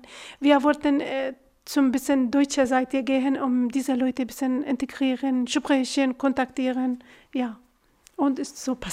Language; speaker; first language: German; non-native, learner; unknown